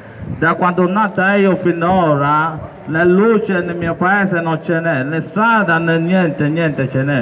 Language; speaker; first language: Italian; non-native, learner; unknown